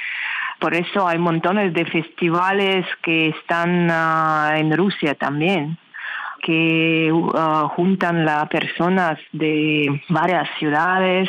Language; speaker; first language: Spanish; non-native, learner; Russian